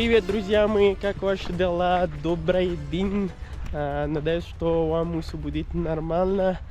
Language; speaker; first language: Russian; non-native, learner; Urdu